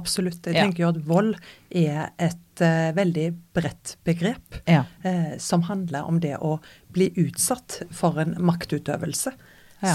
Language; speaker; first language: Norwegian; native; Norwegian